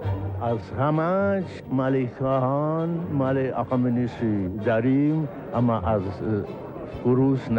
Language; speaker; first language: Persian; non-native, learner; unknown